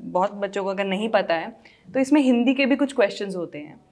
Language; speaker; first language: Hindi; native; Hindi